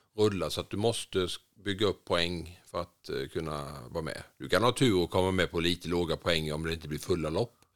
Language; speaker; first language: Swedish; native; Swedish